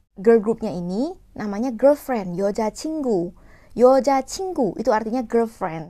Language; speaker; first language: Indonesian; non-native, fluent; Korean